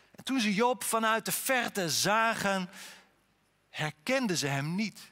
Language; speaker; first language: Dutch; native; Dutch